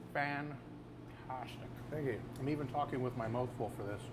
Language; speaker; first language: English; native; English